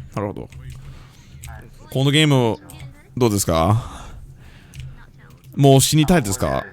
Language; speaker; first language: Japanese; non-native, learner; English